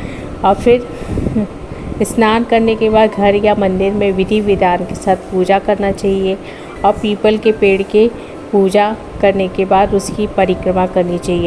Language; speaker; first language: Hindi; native; Hindi